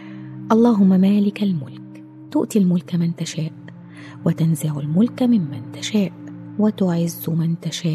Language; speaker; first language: Arabic; native; Arabic